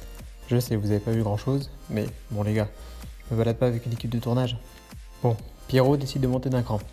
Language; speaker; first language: French; native; French